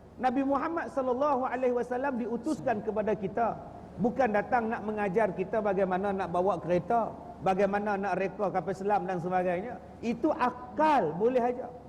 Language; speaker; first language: Malay; native; Malay